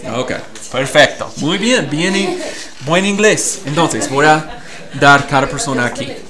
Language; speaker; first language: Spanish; non-native, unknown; English